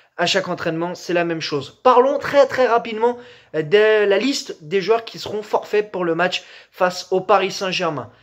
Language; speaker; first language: French; native; French